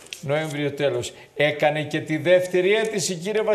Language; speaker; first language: Greek; native; Greek